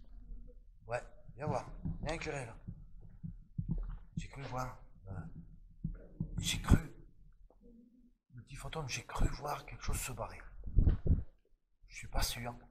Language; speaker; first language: French; native; French